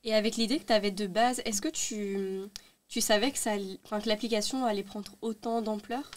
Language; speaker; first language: French; native; French